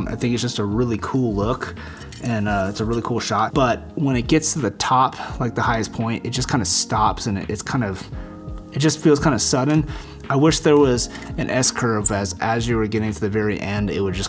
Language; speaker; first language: English; native; English